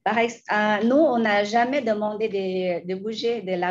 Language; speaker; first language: French; non-native, fluent; Lao